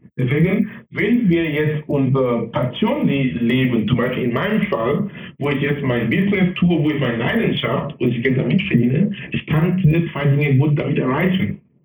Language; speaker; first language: German; non-native, fluent; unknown